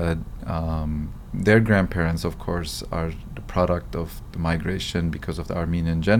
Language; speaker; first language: English; non-native, fluent; Arabic